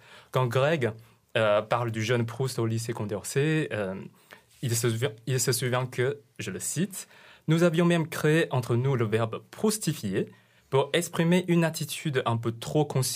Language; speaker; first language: French; non-native, fluent; Chinese